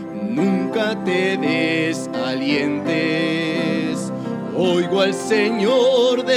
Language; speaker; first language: Spanish; native; Spanish